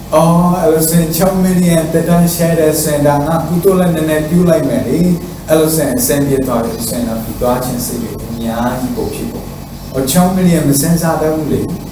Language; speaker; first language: Burmese; non-native, fluent; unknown